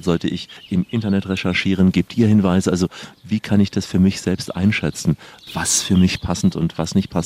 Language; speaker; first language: German; native; German